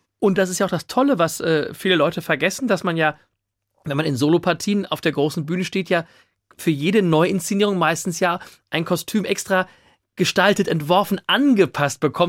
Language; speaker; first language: German; native; German